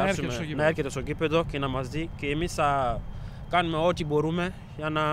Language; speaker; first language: Greek; non-native, learner; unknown